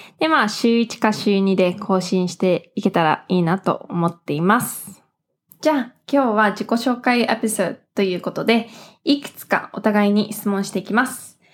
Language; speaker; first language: Japanese; early bilingual, heritage; Japanese